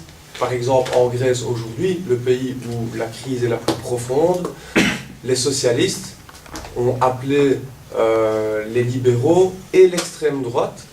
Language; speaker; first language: French; native; French